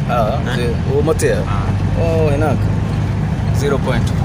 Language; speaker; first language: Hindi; non-native, local second language; Sindhi